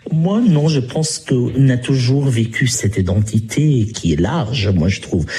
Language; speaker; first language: French; non-native, fluent; Arabic